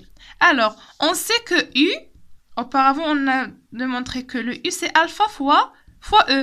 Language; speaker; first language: French; non-native, local second language; Arabic